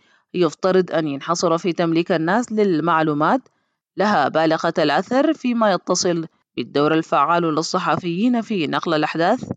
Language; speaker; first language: Arabic; native; Arabic